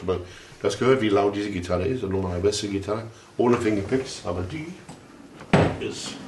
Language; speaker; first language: German; non-native, fluent; English